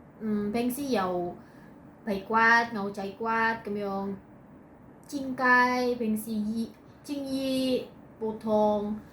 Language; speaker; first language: Cantonese; non-native, learner; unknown